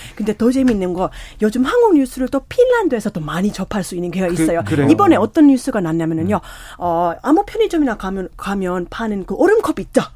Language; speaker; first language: Korean; non-native, fluent; Finnish